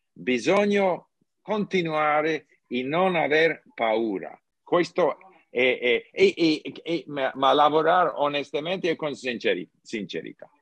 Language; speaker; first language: Italian; non-native, learner; English